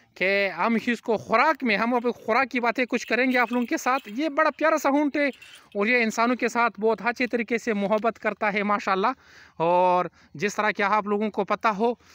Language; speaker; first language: Urdu; non-native, local second language; Pashto